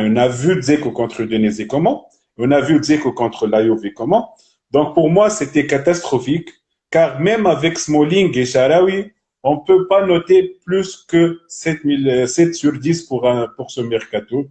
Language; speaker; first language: French; non-native, local second language; Arabic